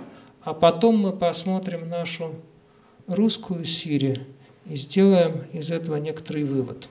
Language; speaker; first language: Russian; native; Russian